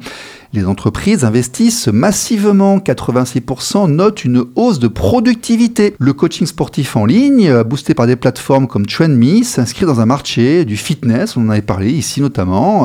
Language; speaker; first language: French; native; French